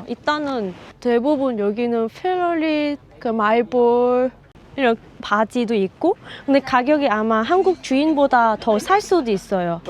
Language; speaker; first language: Korean; non-native, fluent; Vietnamese